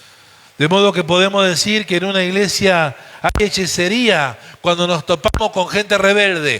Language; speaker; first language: Spanish; native; Spanish